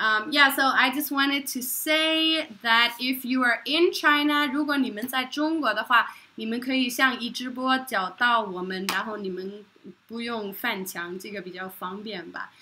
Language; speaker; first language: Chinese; non-native, fluent; Norwegian